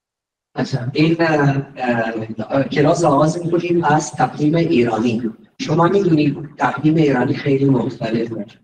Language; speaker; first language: Persian; non-native, fluent; Urdu